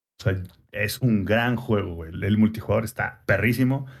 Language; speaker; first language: Spanish; native; Spanish